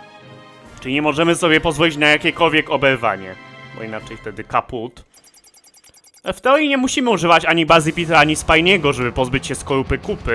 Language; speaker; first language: Polish; native; Polish